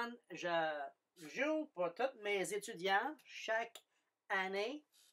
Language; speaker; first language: French; native; French